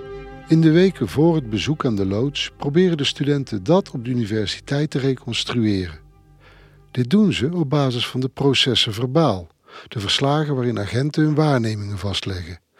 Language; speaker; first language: Dutch; native; Dutch